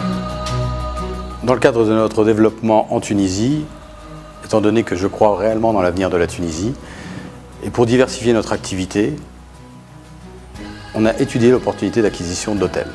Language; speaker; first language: French; early bilingual, other home language; Arabic